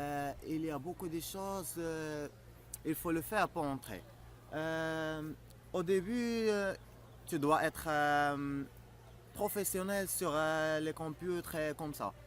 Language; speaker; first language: French; non-native, learner; Arabic